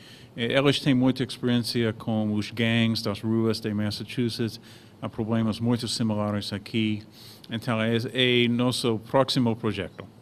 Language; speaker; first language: Portuguese; non-native, fluent; English